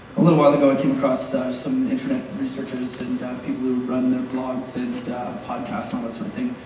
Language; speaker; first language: English; native; English